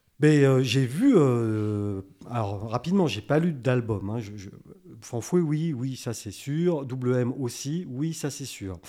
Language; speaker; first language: French; native; French